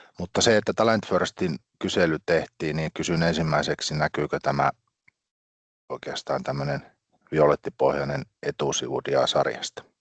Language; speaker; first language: Finnish; native; Finnish